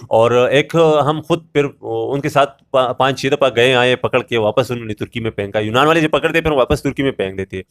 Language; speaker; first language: Urdu; non-native, local second language; Pashto